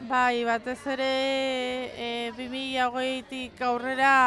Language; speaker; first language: Basque; non-native, local second language; Spanish